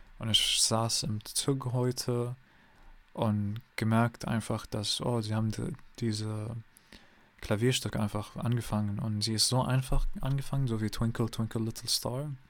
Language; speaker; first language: German; non-native, learner; English